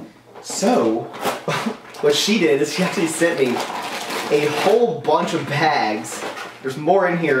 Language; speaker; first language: English; native; English